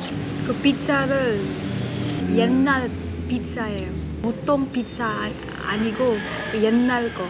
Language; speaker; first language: Korean; non-native, learner; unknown